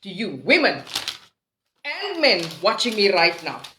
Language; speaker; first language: English; non-native, local second language; Afrikaans